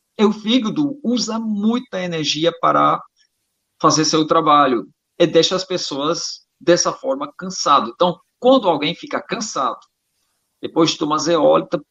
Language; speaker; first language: Portuguese; non-native, fluent; German